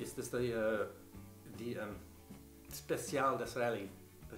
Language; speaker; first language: German; non-native, learner; English